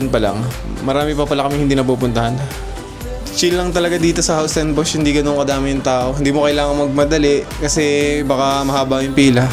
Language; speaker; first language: Filipino; native; Filipino